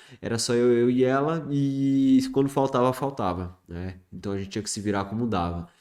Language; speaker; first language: Portuguese; early bilingual, other home language; French